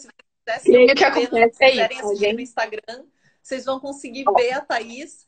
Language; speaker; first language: Portuguese; native; Portuguese